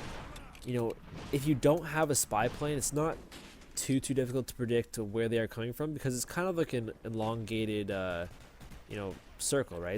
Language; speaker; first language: English; native; English